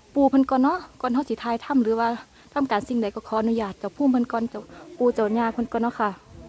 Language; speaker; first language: Thai; native; Thai